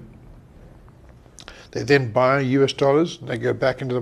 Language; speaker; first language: English; native; English